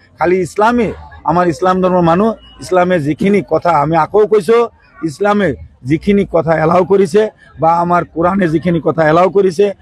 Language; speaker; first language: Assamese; non-native, local second language; Bangla